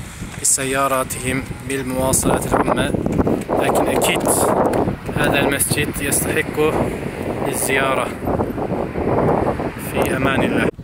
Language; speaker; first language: Arabic; non-native, fluent; Turkish